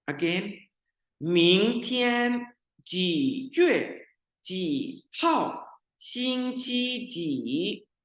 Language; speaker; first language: Chinese; non-native, learner; Urdu